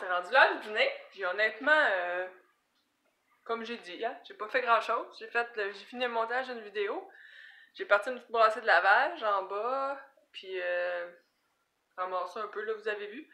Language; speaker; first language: French; native; French